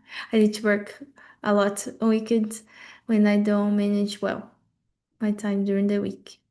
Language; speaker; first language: English; non-native, learner; Portuguese